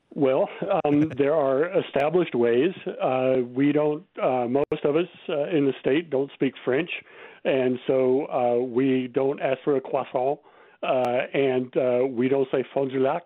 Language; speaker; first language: English; native; English